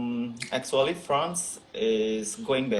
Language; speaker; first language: English; non-native, local second language; Indonesian